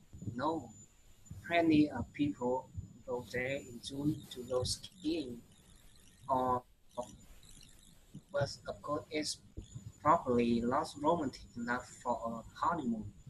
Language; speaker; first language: English; non-native, learner; Vietnamese